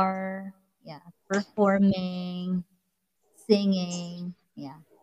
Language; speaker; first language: English; non-native, local second language; Waray